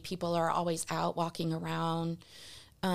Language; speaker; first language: English; early bilingual, other home language; Portuguese